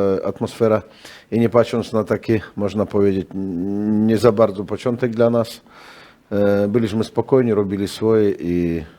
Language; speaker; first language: Polish; non-native, fluent; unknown